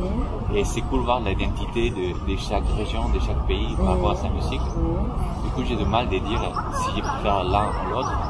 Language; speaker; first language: French; non-native, fluent; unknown